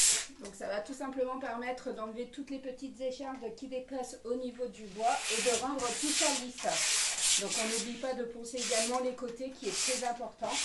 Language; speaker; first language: French; native; French